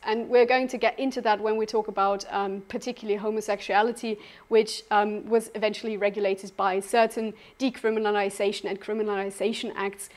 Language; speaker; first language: English; non-native, fluent; German